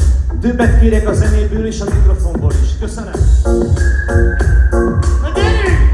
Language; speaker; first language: Hungarian; non-native, fluent; Slovak